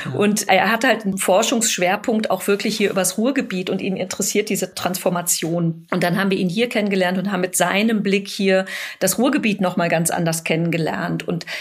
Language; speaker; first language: German; native; German